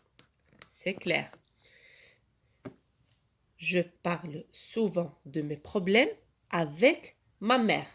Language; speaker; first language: French; non-native, local second language; Arabic